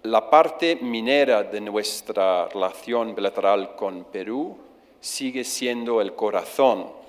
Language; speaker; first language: Spanish; non-native, fluent; English